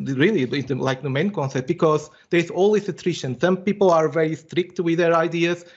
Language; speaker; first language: English; non-native, fluent; Portuguese